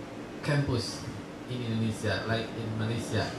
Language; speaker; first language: English; non-native, local second language; Indonesian